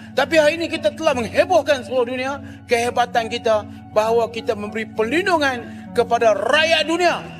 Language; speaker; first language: Malay; native; Malay